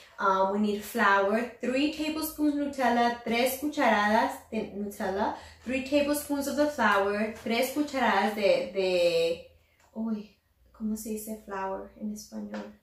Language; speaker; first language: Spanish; early bilingual, heritage; English